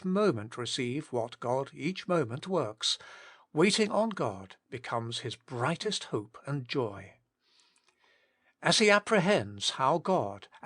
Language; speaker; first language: English; native; English